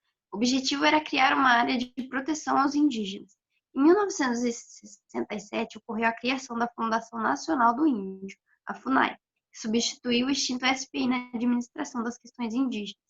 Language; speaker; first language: Portuguese; native; Portuguese